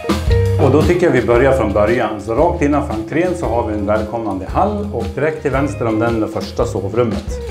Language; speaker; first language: Swedish; native; Swedish